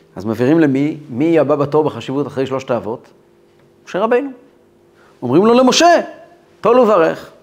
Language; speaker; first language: Hebrew; native; Hebrew